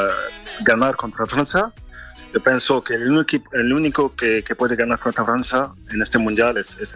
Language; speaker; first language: Spanish; non-native, fluent; French